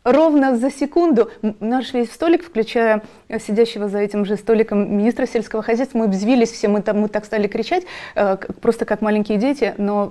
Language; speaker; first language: Russian; native; Russian